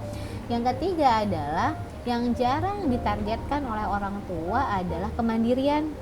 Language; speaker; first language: Indonesian; native; Indonesian